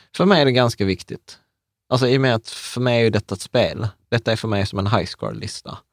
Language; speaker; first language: Swedish; early bilingual, other home language; Czech